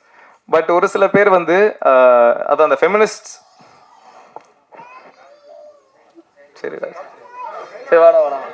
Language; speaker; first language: Tamil; native; Tamil